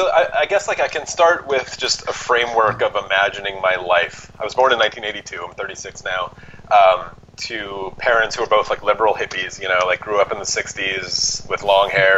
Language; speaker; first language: English; native; English